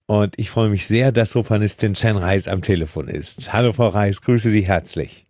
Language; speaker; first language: German; native; German